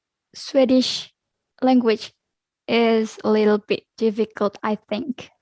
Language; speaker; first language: English; non-native, learner; Indonesian